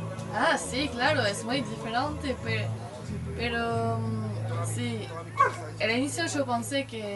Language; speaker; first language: Spanish; non-native, learner; French